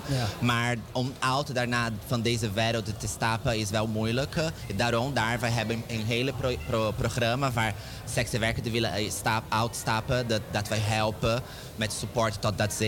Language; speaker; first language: Dutch; non-native, learner; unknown